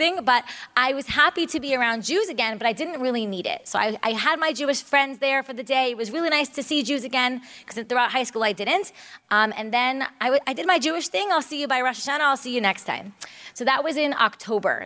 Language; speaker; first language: English; native; English